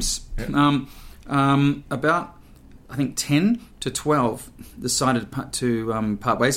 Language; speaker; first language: English; native; English